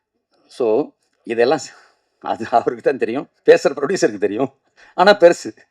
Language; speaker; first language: Tamil; native; Tamil